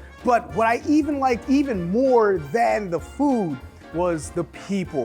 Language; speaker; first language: English; native; English